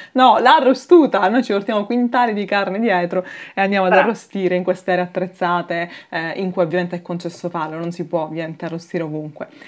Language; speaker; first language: Italian; native; Italian